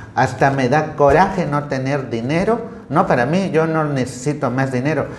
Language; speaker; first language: Spanish; non-native, local second language; Tzotzil